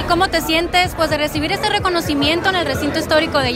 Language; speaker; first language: Spanish; native; Spanish